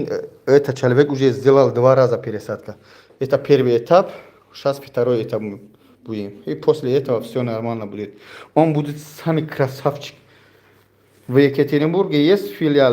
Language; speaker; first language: Russian; non-native, fluent; Tajik